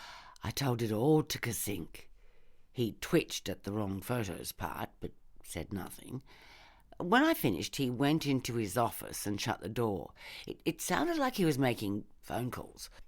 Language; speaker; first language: English; native; English